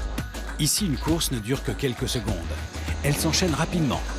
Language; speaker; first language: French; native; French